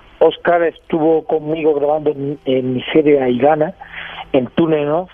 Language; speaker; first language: Spanish; native; Spanish